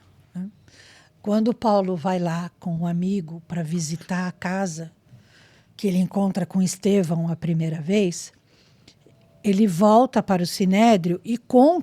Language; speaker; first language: Portuguese; native; Portuguese